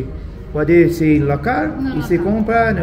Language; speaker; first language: Spanish; non-native, learner; Portuguese